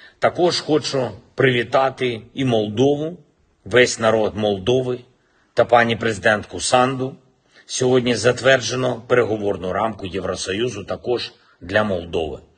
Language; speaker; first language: Ukrainian; non-native, local second language; Russian